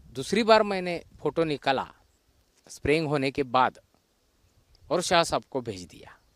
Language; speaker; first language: Hindi; non-native, local second language; Marathi